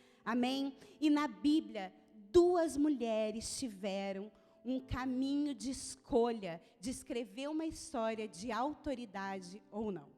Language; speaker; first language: Portuguese; native; Portuguese